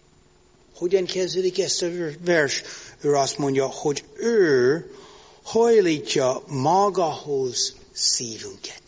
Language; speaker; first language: Hungarian; non-native, learner; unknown